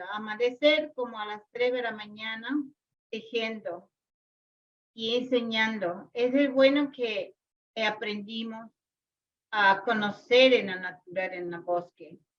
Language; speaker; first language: Spanish; non-native, local second language; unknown